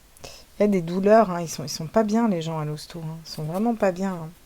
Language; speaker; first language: French; native; French